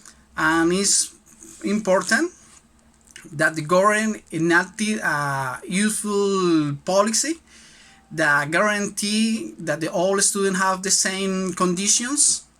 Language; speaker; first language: English; non-native, learner; Spanish